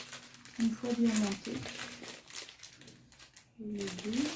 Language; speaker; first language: French; native; French